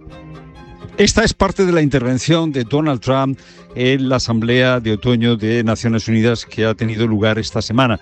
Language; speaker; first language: Spanish; native; Spanish